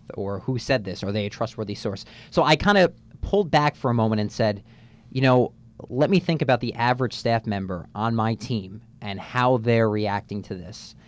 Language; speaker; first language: English; native; English